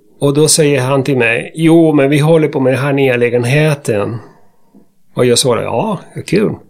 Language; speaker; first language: Swedish; non-native, fluent; Spanish